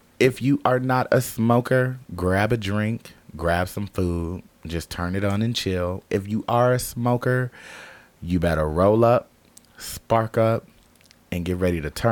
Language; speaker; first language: English; native; English